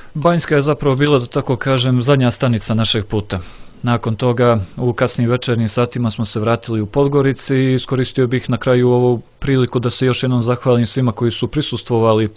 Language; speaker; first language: Croatian; native; Croatian